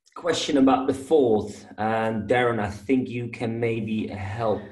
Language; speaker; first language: English; non-native, fluent; Dutch